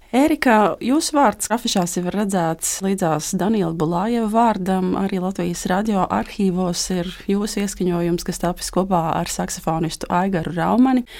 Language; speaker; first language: Latvian; native; Latvian